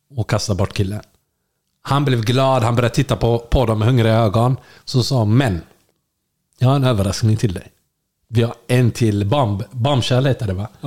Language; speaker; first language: Swedish; early bilingual, other home language; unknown